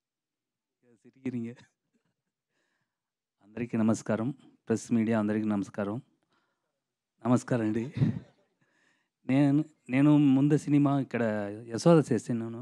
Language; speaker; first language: Telugu; non-native, learner; Tamil